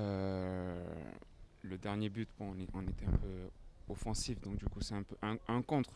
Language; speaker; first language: French; native; French